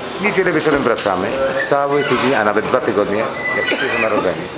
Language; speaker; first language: Polish; native; Polish